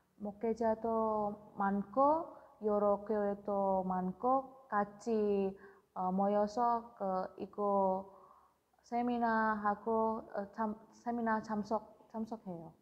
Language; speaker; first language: Korean; non-native, learner; Indonesian